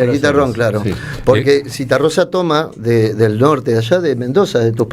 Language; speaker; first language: Spanish; native; Spanish